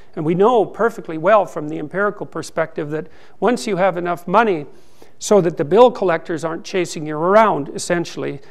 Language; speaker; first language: English; native; English